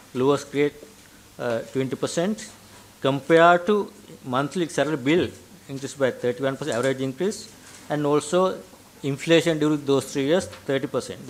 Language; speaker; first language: English; non-native, local second language; Sinhala